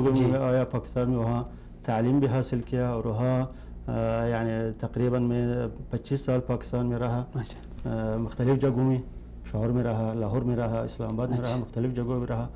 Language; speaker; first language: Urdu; non-native, fluent; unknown